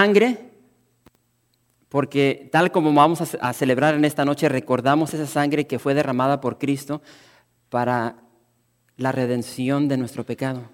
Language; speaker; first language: Spanish; native; Spanish